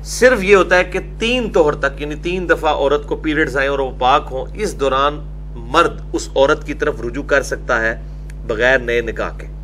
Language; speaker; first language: Urdu; non-native, local second language; Punjabi